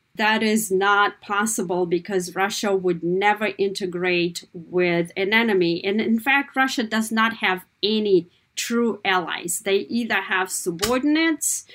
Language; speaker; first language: English; non-native, fluent; Kazakh